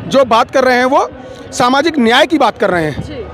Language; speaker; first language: Hindi; native; Hindi